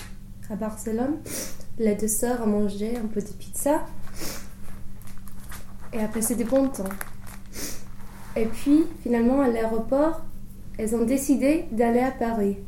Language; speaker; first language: French; non-native, learner; English